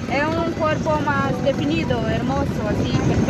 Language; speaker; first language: Spanish; non-native, learner; Portuguese